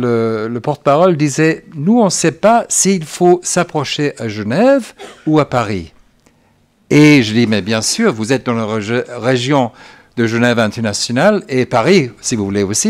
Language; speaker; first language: French; non-native, fluent; English